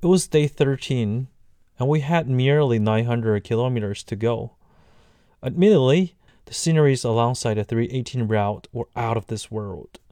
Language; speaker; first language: English; non-native, fluent; Chinese